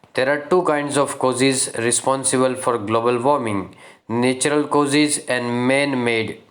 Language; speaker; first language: English; non-native, local second language; Gujarati